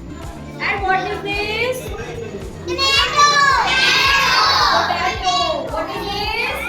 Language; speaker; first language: English; non-native, local second language; Hindi